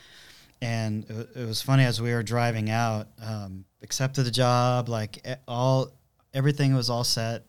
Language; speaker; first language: English; native; English